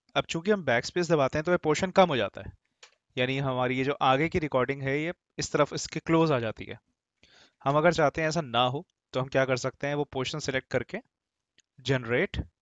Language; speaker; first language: Hindi; native; Hindi